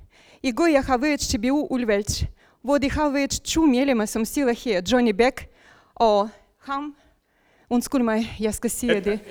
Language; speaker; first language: Danish; non-native, local second language; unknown